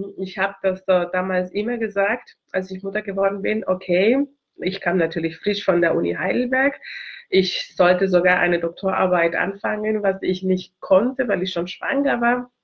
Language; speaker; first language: German; non-native, fluent; Spanish